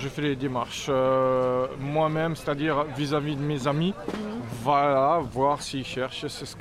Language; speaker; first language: French; native; French